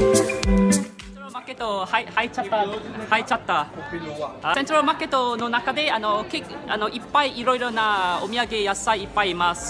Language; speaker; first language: Japanese; non-native, learner; Malay